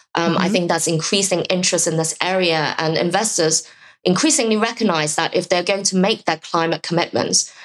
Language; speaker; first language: English; non-native, local second language; Cantonese